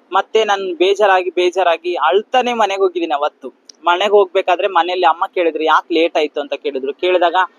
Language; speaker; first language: Kannada; native; Kannada